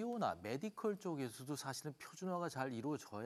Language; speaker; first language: Korean; native; Korean